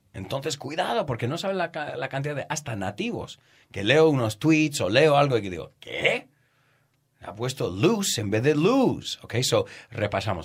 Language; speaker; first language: Spanish; non-native, fluent; English